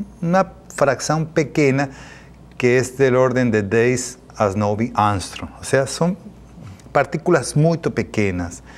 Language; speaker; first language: Portuguese; non-native, fluent; Spanish